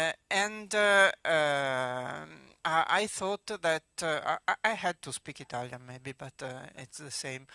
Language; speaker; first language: English; non-native, fluent; Italian